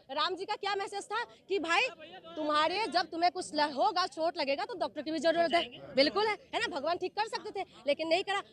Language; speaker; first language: Hindi; non-native, local second language; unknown